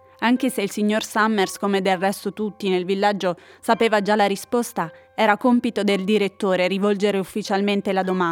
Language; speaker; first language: Italian; native; Italian